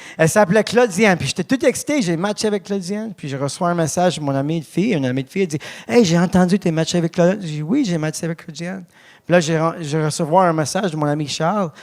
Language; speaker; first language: French; non-native, local second language; English